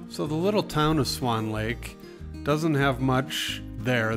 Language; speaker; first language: English; native; English